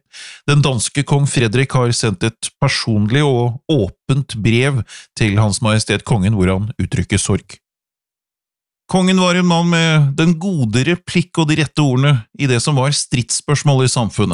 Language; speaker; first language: Norwegian; native; Norwegian